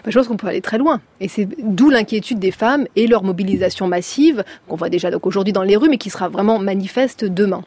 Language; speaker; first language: French; native; French